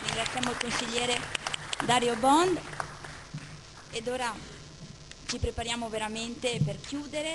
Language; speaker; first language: Italian; native; Italian